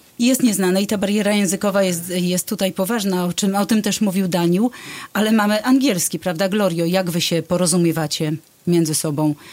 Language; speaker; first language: Polish; native; Polish